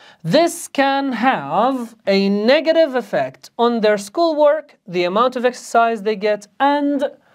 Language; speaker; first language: English; non-native, fluent; Arabic